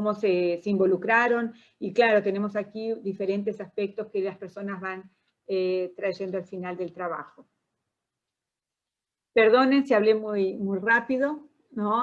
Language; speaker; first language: Spanish; non-native, fluent; Portuguese